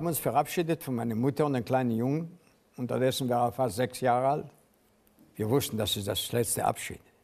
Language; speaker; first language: German; non-native, fluent; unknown